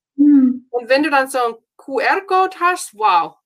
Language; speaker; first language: German; non-native, fluent; Finnish